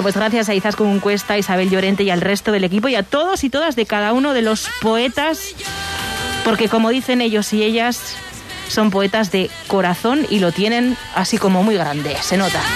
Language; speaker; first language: Spanish; native; Spanish